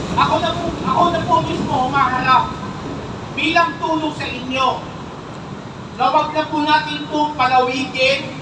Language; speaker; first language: Filipino; native; Filipino